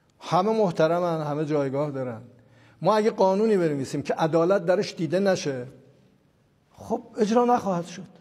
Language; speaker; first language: Persian; non-native, local second language; Azerbaijani